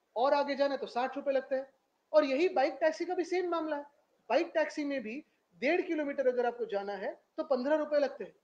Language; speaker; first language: Hindi; non-native, local second language; Marathi